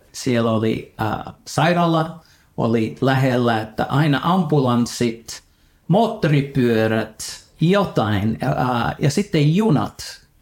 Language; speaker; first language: Finnish; early bilingual, heritage; Finnish